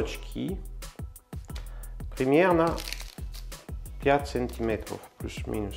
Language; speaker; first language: Russian; non-native, learner; French